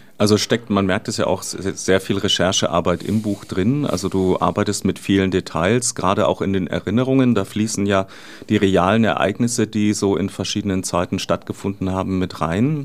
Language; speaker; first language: German; native; German